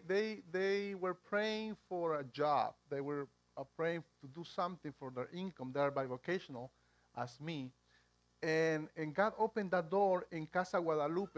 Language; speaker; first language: English; non-native, fluent; Spanish